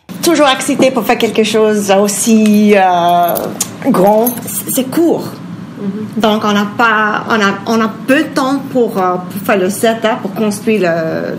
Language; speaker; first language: French; non-native, local second language; English